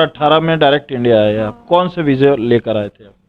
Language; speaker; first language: Hindi; native; Hindi